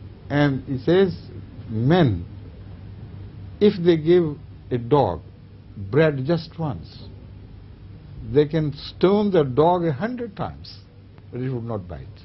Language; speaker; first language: English; non-native, local second language; Urdu